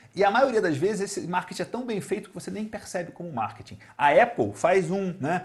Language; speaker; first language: Portuguese; native; Portuguese